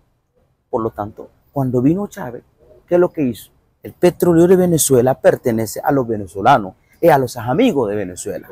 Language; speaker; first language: Spanish; non-native, fluent; Bambara